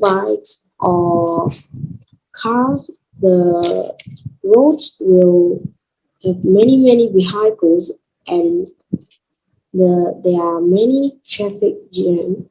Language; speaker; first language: English; non-native, learner; Vietnamese